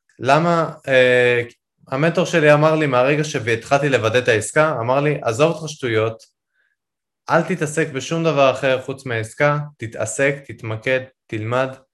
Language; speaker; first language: Hebrew; native; Hebrew